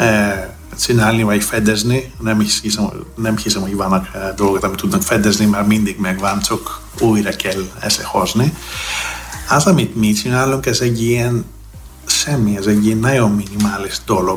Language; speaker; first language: Hungarian; non-native, learner; Greek